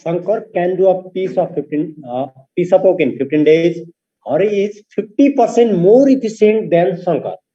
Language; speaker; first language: English; non-native, local second language; Nepali